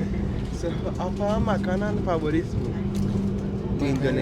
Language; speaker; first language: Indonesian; non-native, learner; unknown